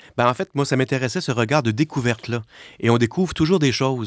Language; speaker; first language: French; native; French